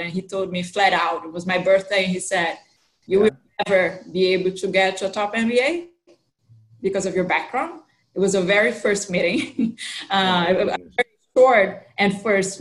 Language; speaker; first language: English; non-native, fluent; Portuguese